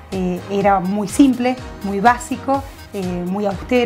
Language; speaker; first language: Spanish; native; Spanish